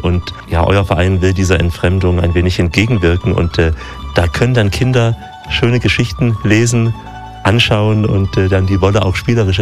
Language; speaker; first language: German; native; German